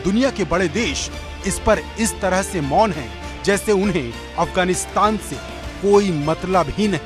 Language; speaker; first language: Hindi; native; Hindi